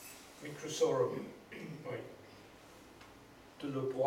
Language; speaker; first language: French; non-native, learner; English